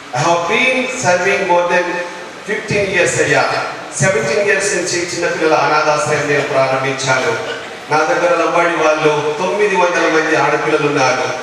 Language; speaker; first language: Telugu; non-native, local second language; Lambadi